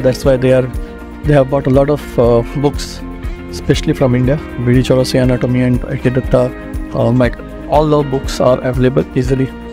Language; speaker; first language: English; non-native, local second language; Hindi